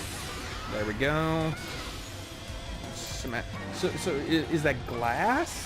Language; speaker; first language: English; native; English